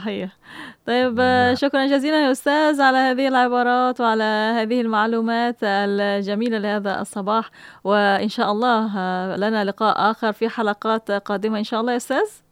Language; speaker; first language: Arabic; non-native, fluent; Malay